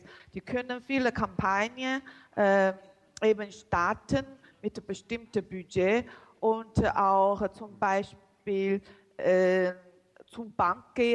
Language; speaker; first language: German; non-native, learner; Chinese